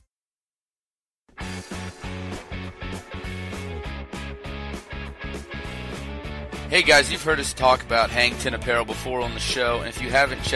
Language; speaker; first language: English; native; English